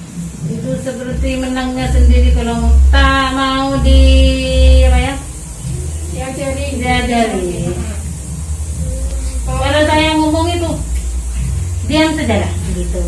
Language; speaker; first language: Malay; non-native, local second language; Madurese